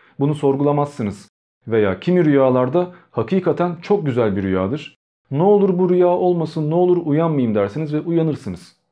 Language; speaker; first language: Turkish; early bilingual, other home language; Albanian